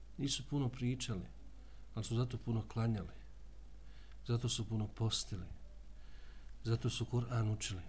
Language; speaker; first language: Bosnian; native; Bosnian